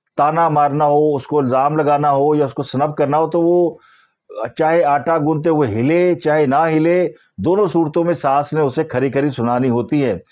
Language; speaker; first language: Urdu; native; Urdu